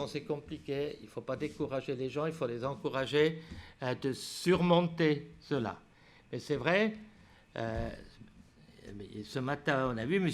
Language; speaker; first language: French; native; French